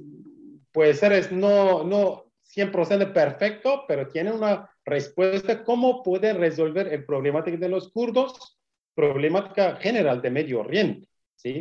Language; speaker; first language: Spanish; non-native, learner; Kurdish